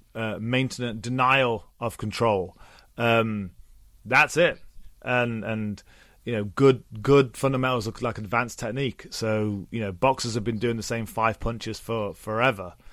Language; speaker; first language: English; native; English